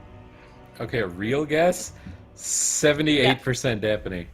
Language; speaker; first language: English; native; English